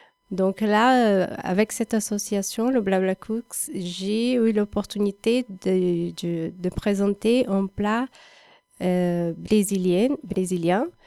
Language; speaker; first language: French; non-native, fluent; Portuguese